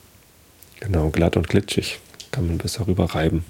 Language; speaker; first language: German; native; German